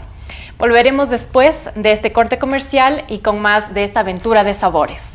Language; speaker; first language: Spanish; native; Spanish